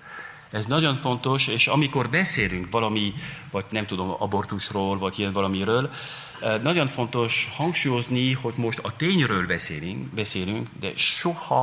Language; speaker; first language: Hungarian; non-native, fluent; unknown